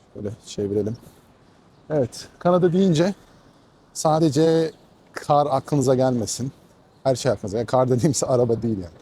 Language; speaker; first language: Turkish; non-native, fluent; Persian